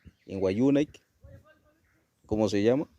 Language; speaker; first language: Spanish; non-native, local second language; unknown